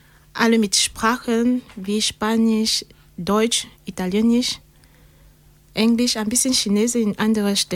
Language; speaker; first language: German; non-native, learner; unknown